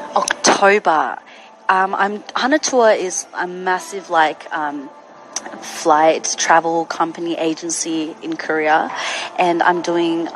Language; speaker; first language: English; early bilingual, other home language; Korean